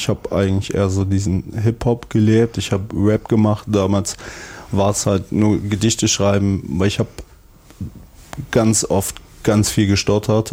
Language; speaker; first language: German; native; German